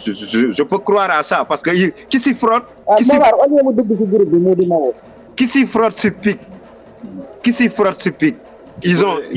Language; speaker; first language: French; non-native, local second language; Wolof